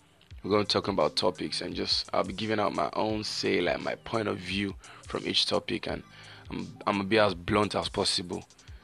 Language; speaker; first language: English; non-native, local second language; Yoruba